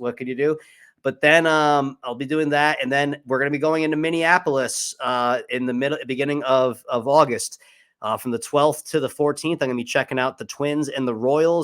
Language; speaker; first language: English; native; English